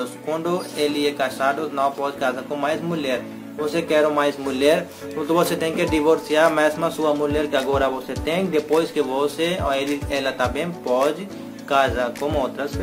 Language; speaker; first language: Portuguese; non-native, learner; Hindi